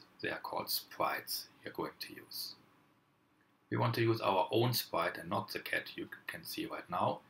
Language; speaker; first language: English; non-native, fluent; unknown